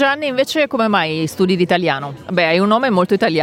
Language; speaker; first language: Italian; native; Italian